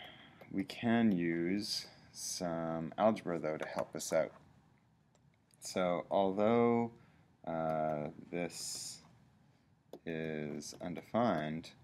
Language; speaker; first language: English; native; English